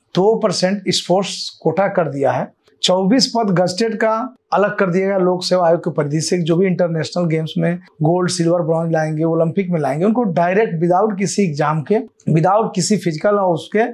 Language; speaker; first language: Hindi; native; Hindi